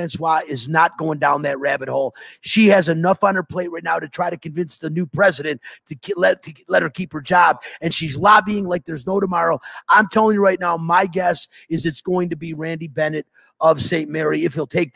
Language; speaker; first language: English; native; English